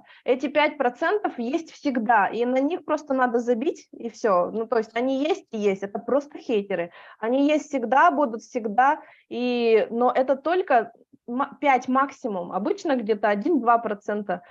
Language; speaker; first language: Russian; native; Russian